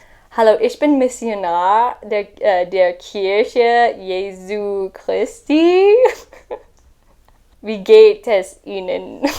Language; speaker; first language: German; non-native, fluent; English